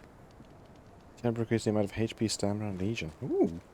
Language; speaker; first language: English; native; English